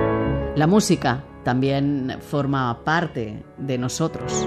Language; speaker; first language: Spanish; native; Spanish